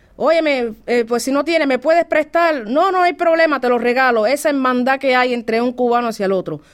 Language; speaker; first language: Spanish; native; Spanish